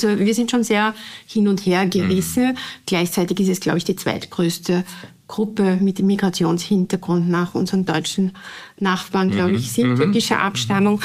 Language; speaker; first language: German; native; German